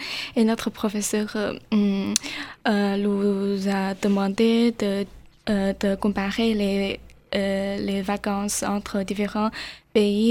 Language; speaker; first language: French; non-native, learner; Chinese